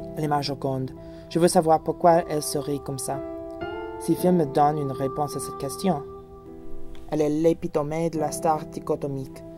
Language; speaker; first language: French; non-native, fluent; English